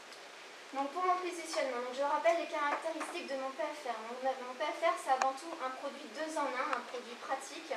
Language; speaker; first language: French; native; French